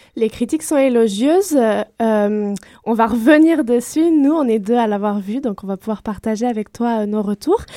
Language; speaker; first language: French; native; French